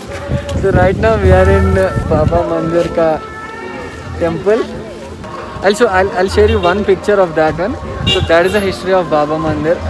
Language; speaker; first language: English; non-native, local second language; Telugu